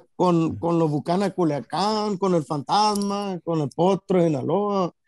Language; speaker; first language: Spanish; early bilingual, heritage; Spanish